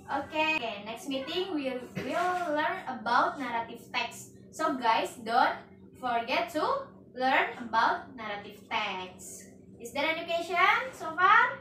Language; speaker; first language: English; non-native, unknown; Indonesian